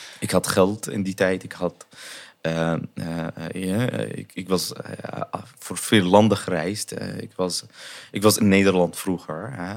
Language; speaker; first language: Dutch; non-native, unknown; Arabic